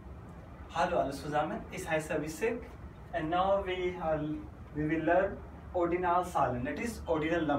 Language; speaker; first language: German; non-native, fluent; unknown